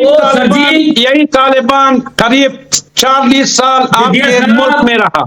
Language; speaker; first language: Hindi; non-native, learner; Pashto